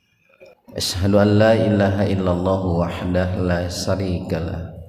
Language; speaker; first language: Indonesian; native; Indonesian